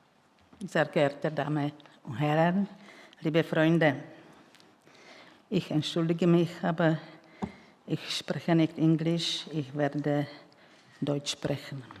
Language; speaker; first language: German; non-native, fluent; Czech